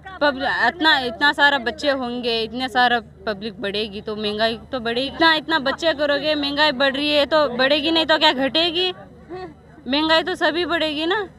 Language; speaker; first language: Hindi; non-native, local second language; Kannada